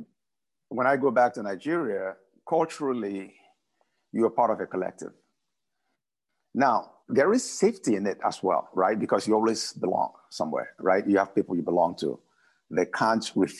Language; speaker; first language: English; non-native, local second language; Igbo